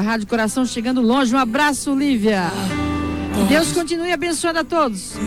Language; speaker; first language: Portuguese; native; Portuguese